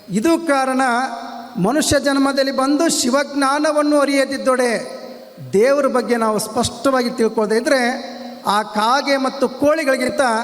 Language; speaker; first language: Kannada; native; Kannada